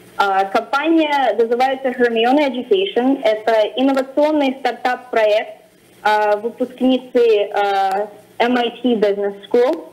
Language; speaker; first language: Russian; early bilingual, other home language; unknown